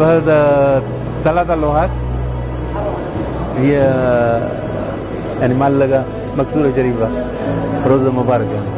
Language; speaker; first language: Arabic; non-native, fluent; Urdu